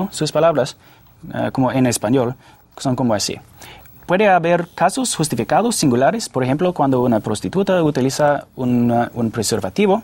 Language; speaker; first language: Spanish; non-native, fluent; English